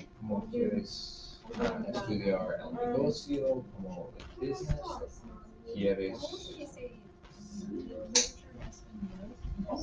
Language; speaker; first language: Spanish; non-native, learner; English